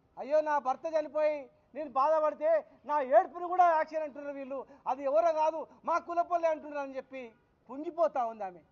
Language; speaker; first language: Telugu; native; Telugu